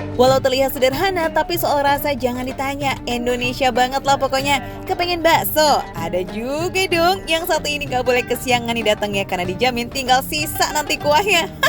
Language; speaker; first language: Indonesian; native; Indonesian